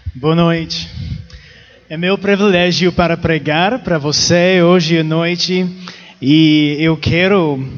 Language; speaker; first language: Portuguese; non-native, learner; English